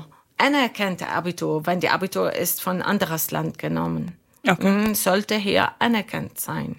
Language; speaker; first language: German; non-native, learner; Arabic